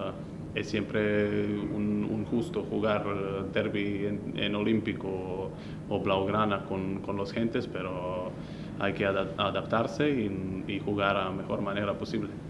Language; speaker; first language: Spanish; non-native, fluent; Slovenian